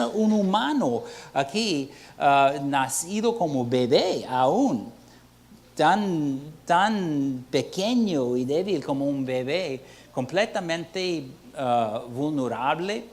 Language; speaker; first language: Spanish; non-native, fluent; English